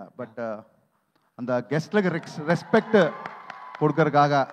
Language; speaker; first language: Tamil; non-native, learner; Telugu